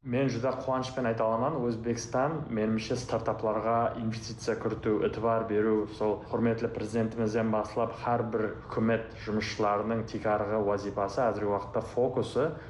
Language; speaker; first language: Uzbek; non-native, local second language; Kara-Kalpak